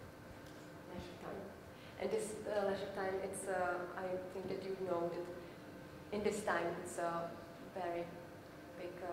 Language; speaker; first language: English; non-native, learner; Czech